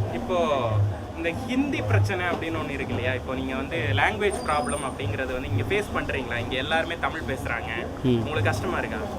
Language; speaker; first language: Tamil; native; Tamil